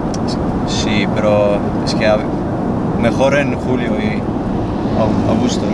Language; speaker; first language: Spanish; non-native, fluent; Swedish